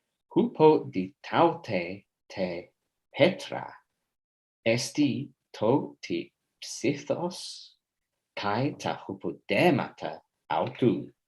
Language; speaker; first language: Greek; non-native, fluent; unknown